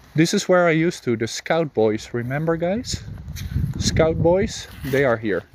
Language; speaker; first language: English; non-native, fluent; Dutch